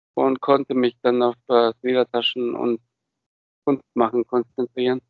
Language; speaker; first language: German; early bilingual, other home language; Bulgarian